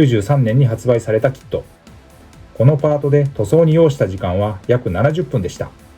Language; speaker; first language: Japanese; native; Japanese